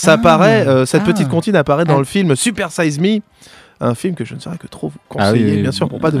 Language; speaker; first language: French; native; French